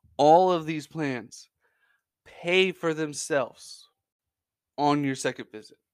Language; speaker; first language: English; native; English